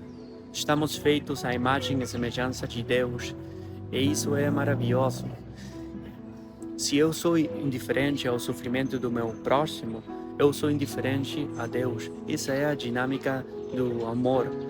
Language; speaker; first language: Portuguese; non-native, fluent; Spanish